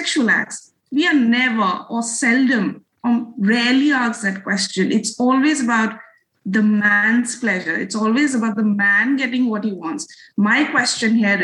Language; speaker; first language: English; non-native, local second language; Bangla